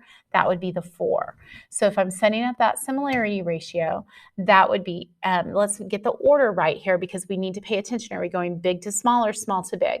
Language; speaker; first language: English; native; English